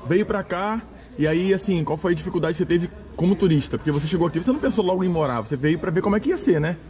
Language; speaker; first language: Portuguese; native; Portuguese